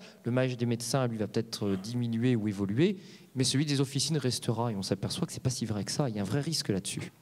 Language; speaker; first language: French; native; French